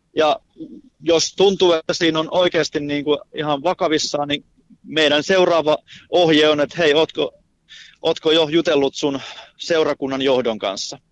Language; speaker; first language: Finnish; native; Finnish